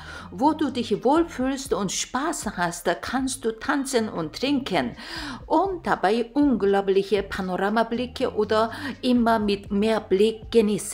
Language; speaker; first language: German; non-native, fluent; Korean